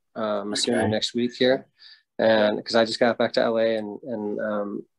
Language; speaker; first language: English; native; English